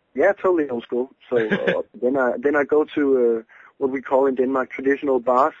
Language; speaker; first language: English; non-native, fluent; Danish